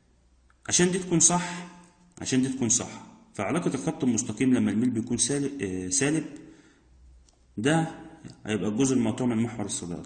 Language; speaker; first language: Arabic; native; Arabic